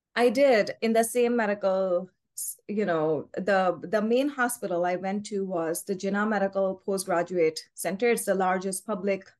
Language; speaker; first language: English; non-native, local second language; Urdu